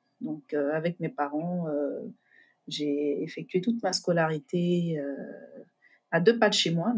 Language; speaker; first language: French; native; French